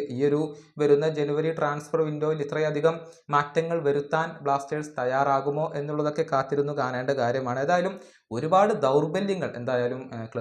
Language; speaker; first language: Malayalam; native; Malayalam